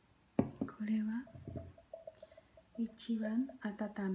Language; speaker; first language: Japanese; non-native, learner; Spanish